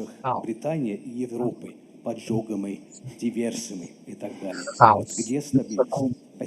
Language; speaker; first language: Russian; non-native, fluent; English